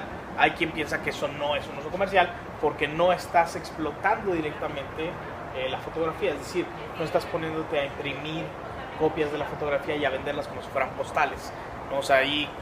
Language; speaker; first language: Spanish; native; Spanish